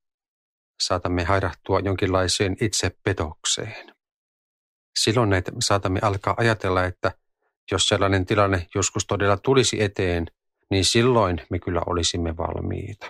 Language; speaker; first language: Finnish; native; Finnish